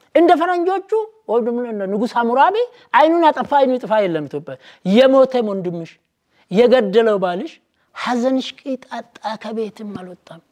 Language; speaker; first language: Amharic; non-native, local second language; Oromo